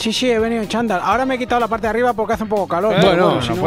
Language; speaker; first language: Spanish; native; Spanish